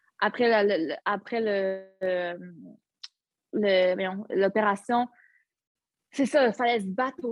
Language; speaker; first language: French; early bilingual, other home language; Arabic